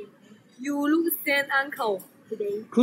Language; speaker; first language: English; non-native, learner; Chinese